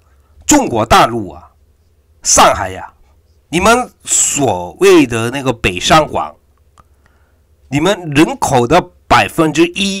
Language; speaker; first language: Chinese; non-native, fluent; Korean